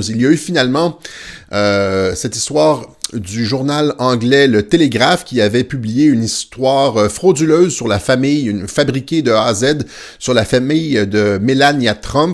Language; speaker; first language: French; native; French